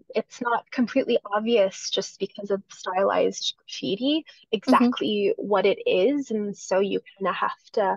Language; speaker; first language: English; native; English